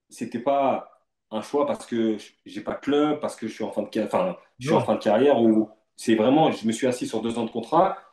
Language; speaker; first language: French; native; French